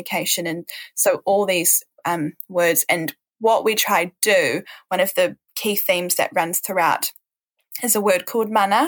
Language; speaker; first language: English; native; English